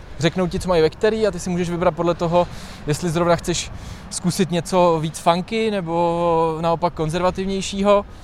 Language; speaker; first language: Czech; native; Czech